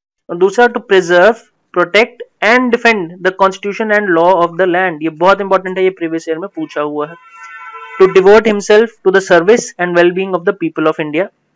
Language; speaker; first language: English; non-native, local second language; Hindi